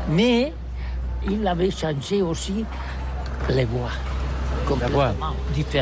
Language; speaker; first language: French; non-native, learner; Catalan